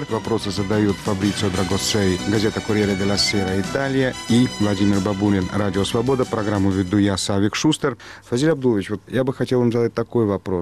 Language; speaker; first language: Russian; native; Russian